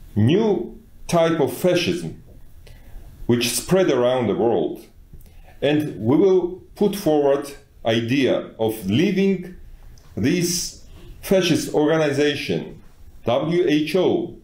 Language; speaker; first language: English; non-native, fluent; Georgian